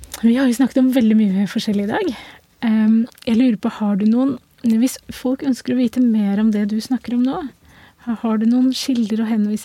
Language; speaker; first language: Norwegian; native; Norwegian